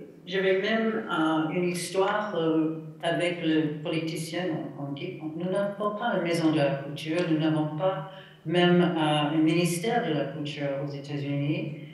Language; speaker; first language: French; non-native, fluent; English